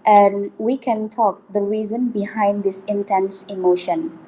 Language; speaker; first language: English; non-native, fluent; Indonesian